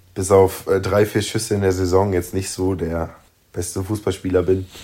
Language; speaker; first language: German; native; German